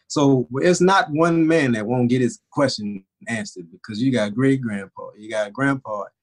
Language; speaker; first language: English; native; English